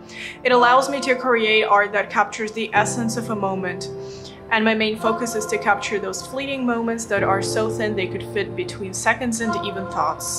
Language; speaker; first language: English; non-native, fluent; Russian